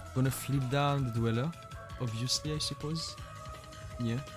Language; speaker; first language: English; non-native, fluent; French